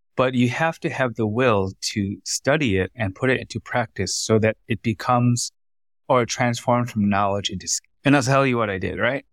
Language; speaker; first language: English; early bilingual, other home language; Vietnamese